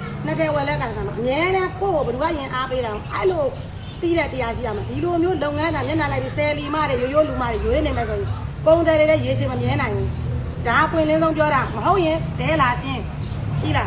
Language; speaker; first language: Burmese; native; Burmese